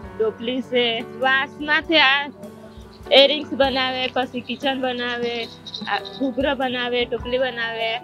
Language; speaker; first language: Gujarati; non-native, local second language; Kukna